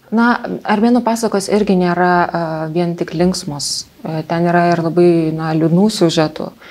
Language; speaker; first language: Lithuanian; early bilingual, other home language; Armenian